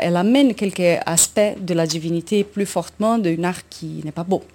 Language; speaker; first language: French; non-native, fluent; Portuguese